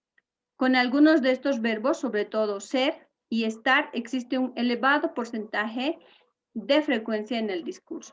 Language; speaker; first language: Spanish; native; Spanish